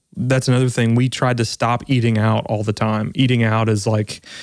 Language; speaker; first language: English; native; English